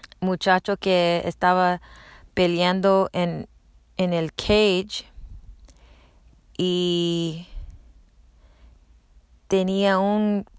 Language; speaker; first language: Spanish; non-native, learner; English